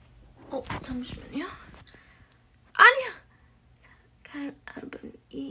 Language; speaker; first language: Korean; non-native, learner; English